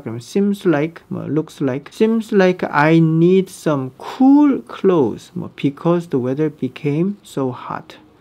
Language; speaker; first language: English; non-native, fluent; Korean